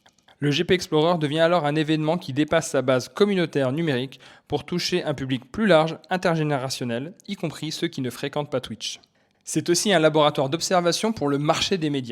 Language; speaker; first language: French; native; French